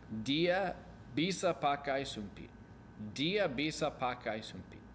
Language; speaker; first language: Indonesian; non-native, learner; English